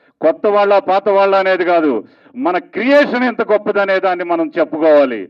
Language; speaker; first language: Telugu; native; Telugu